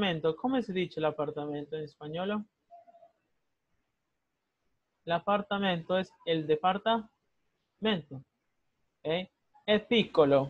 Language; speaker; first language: Italian; non-native, fluent; Spanish